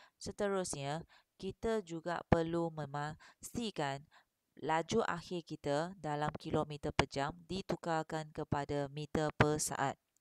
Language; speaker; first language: Malay; non-native, local second language; Chinese